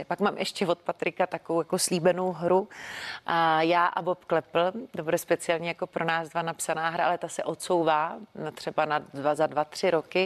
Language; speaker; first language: Czech; native; Czech